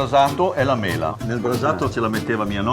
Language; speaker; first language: Italian; native; Italian